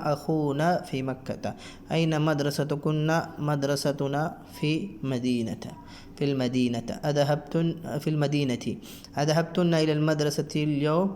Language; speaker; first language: Arabic; non-native, fluent; Urdu